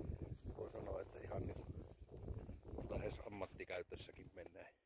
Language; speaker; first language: Finnish; native; Finnish